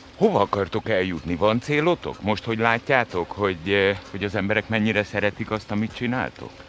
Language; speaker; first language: Hungarian; early bilingual, other home language; Russian